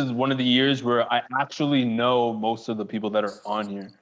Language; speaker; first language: English; native; English